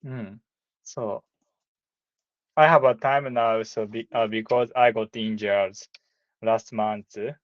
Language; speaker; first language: English; non-native, learner; Japanese